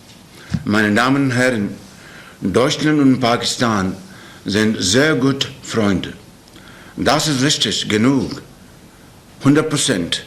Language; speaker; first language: German; non-native, learner; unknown